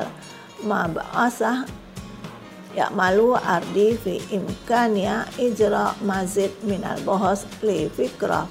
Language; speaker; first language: Arabic; non-native, fluent; Indonesian